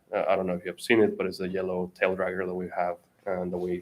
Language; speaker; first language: English; non-native, fluent; Spanish